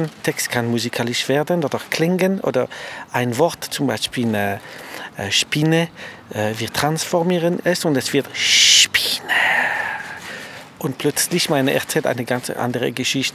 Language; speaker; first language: German; non-native, fluent; French